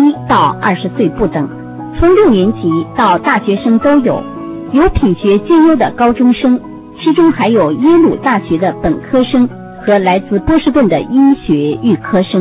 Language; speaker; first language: Chinese; native; Chinese